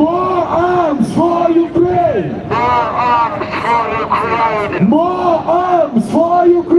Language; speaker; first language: English; non-native, fluent; Ukrainian